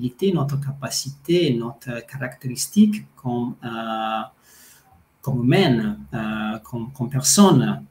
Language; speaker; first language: French; non-native, fluent; Italian